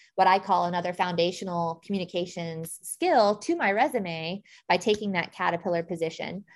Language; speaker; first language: English; native; English